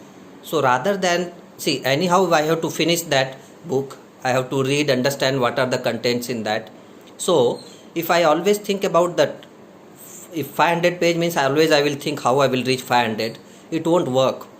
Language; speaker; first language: English; non-native, local second language; Hindi